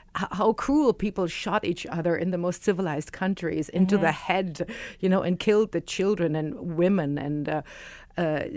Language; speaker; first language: English; non-native, fluent; German